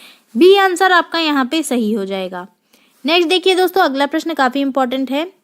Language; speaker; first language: Hindi; native; Hindi